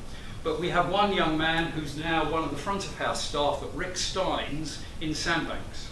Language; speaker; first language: English; native; English